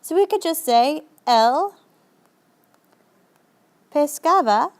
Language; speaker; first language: Spanish; non-native, fluent; English